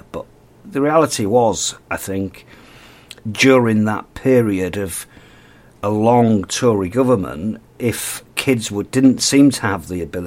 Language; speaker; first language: English; native; English